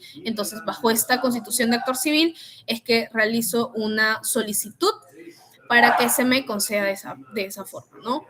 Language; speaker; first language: Spanish; native; Spanish